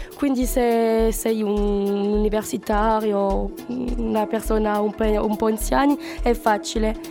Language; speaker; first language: Italian; non-native, learner; French